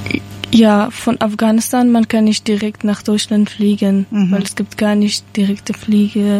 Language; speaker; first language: German; non-native, learner; Persian